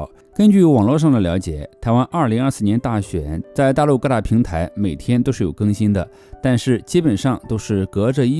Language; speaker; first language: Chinese; native; Chinese